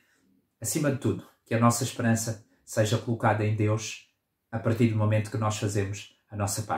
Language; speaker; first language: Portuguese; native; Portuguese